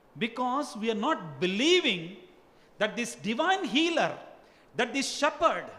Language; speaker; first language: English; non-native, local second language; Telugu